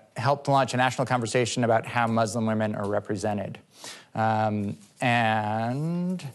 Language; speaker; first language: English; native; English